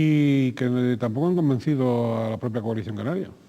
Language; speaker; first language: Spanish; native; Spanish